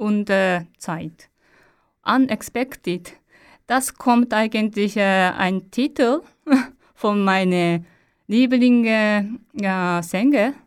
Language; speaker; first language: German; non-native, learner; Japanese